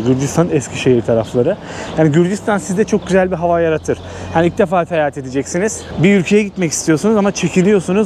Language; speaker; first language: Turkish; native; Turkish